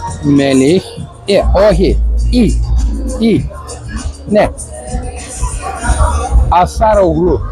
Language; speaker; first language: Greek; non-native, learner; Turkish